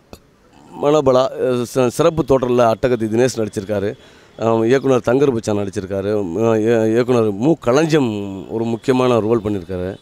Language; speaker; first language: Tamil; native; Tamil